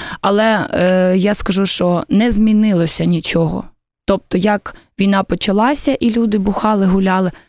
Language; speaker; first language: Ukrainian; native; Ukrainian